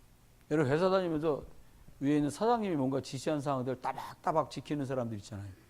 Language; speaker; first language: Korean; native; Korean